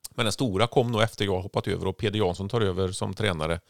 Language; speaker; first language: Swedish; native; Swedish